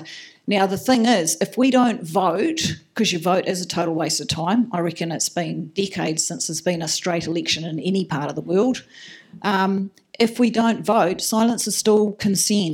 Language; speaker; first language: English; native; English